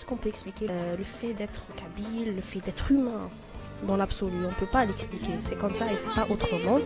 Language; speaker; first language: French; non-native, local second language; Kabyle